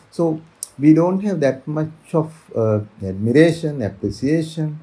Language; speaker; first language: English; non-native, local second language; Sinhala